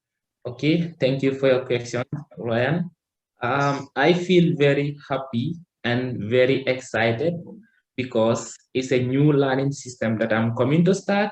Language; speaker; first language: English; non-native, learner; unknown